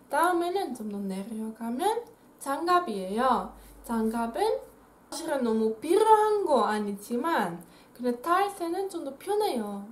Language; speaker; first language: Korean; non-native, fluent; Dutch